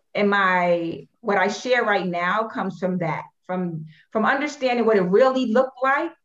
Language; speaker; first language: English; native; English